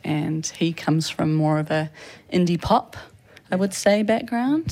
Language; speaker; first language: English; native; English